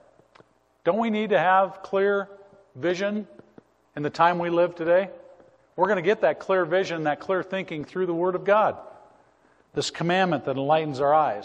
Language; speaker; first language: English; native; English